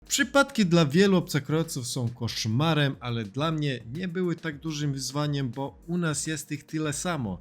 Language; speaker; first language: Polish; non-native, learner; Serbian